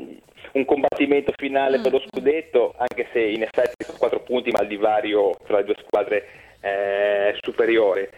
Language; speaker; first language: Italian; native; Italian